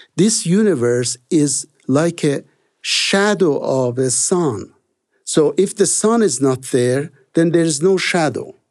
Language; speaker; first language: English; non-native, fluent; Persian